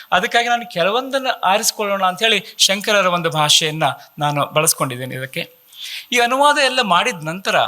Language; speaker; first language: Kannada; native; Kannada